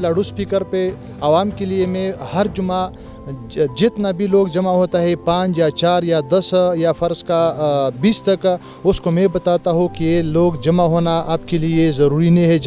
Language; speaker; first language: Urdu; non-native, local second language; Pashto